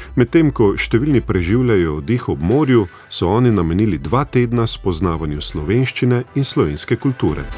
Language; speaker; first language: Slovenian; native; Slovenian